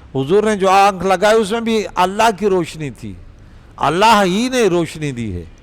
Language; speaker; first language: Urdu; non-native, local second language; Pashto